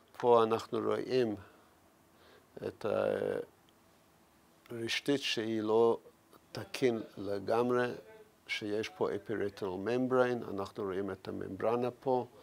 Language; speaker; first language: Hebrew; non-native, fluent; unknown